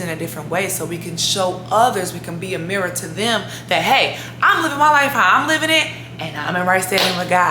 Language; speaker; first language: English; native; English